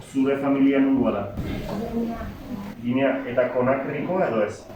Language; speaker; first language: Basque; native; Basque